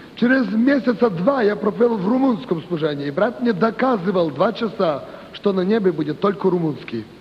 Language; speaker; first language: Russian; non-native, local second language; Ukrainian